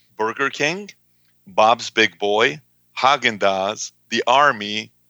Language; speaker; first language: English; early bilingual, other home language; Persian